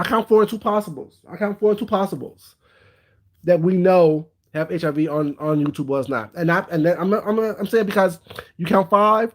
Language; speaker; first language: English; native; English